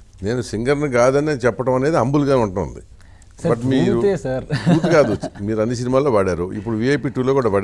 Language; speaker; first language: Telugu; native; Telugu